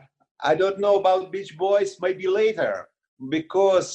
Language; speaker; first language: English; non-native, learner; Russian